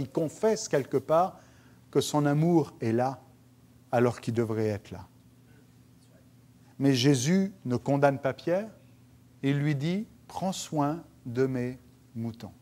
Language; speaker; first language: French; native; French